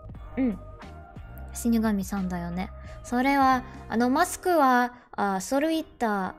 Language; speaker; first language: Japanese; non-native, learner; Russian